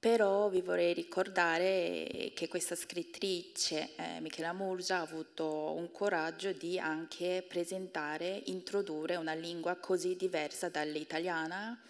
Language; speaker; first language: Italian; non-native, fluent; Korean